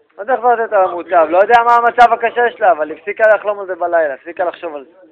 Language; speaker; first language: Hebrew; native; Hebrew